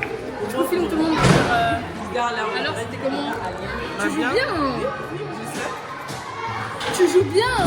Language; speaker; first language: French; native; French